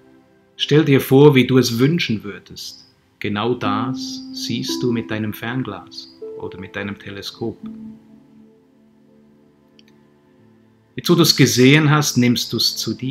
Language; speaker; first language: German; native; German